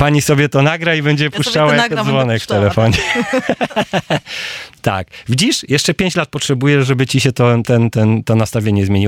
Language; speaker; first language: Polish; native; Polish